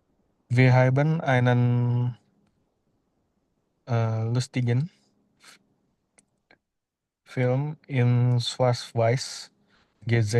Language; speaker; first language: German; non-native, learner; Indonesian